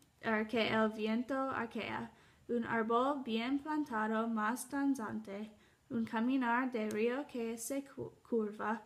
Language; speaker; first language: Spanish; non-native, learner; English